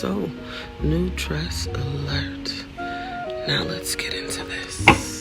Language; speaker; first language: English; native; English